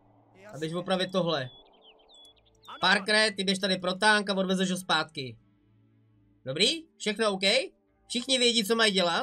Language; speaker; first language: Czech; native; Czech